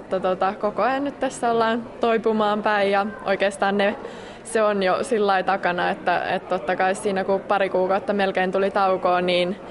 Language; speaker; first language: Finnish; native; Finnish